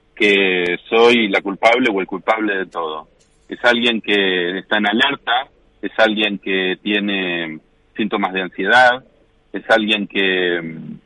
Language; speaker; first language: Spanish; native; Spanish